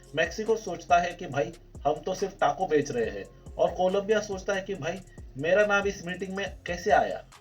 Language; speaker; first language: Hindi; native; Hindi